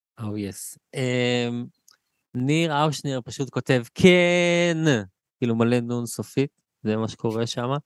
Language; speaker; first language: Hebrew; native; Hebrew